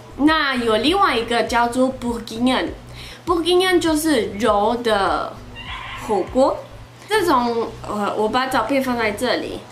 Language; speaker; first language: Chinese; non-native, fluent; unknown